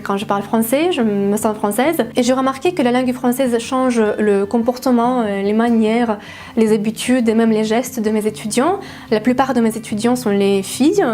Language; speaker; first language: French; non-native, fluent; Russian